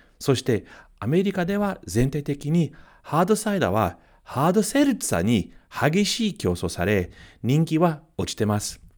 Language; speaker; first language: Japanese; non-native, fluent; English